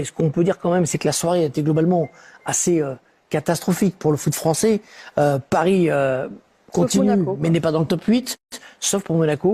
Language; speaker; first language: French; native; French